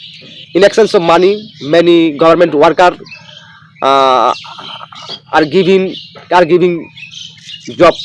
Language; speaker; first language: English; non-native, local second language; Bangla